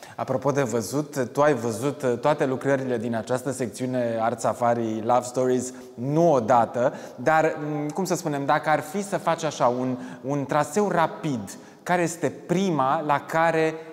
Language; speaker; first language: Romanian; native; Romanian